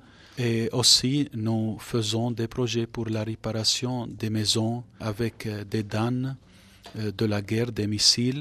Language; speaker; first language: French; non-native, fluent; Arabic